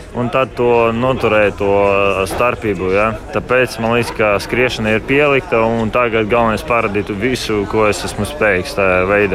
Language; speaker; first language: Latvian; non-native, local second language; Russian